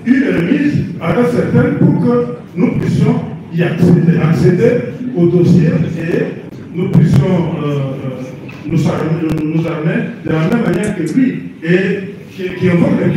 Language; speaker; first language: French; non-native, local second language; Lingala